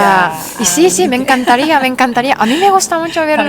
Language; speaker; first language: Spanish; non-native, learner; Japanese